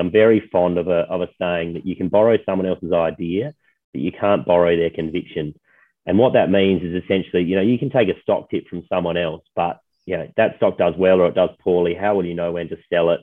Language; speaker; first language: English; native; English